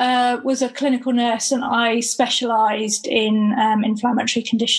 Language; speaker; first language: English; native; English